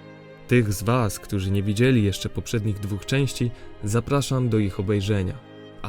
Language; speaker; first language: Polish; native; Polish